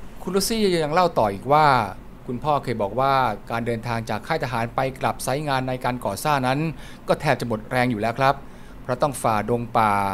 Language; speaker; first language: Thai; native; Thai